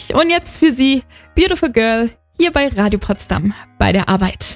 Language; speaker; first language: German; native; German